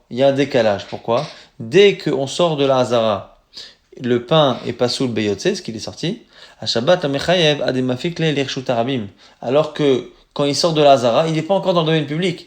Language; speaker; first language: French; native; French